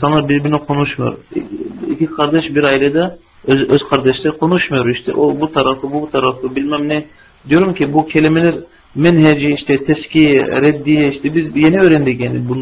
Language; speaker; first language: Turkish; non-native, fluent; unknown